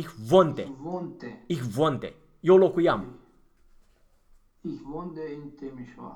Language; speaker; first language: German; non-native, fluent; Romanian